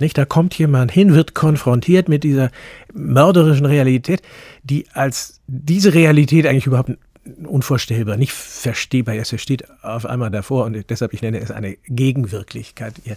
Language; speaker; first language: German; native; German